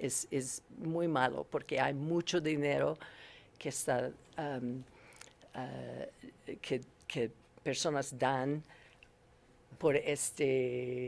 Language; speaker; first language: Spanish; non-native, learner; English